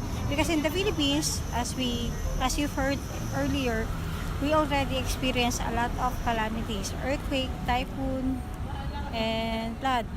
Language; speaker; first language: English; non-native, learner; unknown